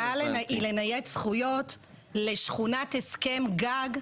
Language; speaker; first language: Hebrew; native; Hebrew